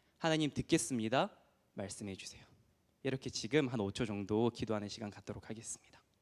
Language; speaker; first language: Korean; early bilingual, heritage; Korean